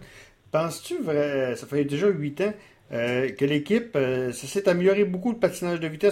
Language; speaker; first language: French; native; French